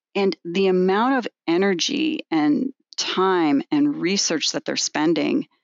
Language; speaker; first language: English; native; English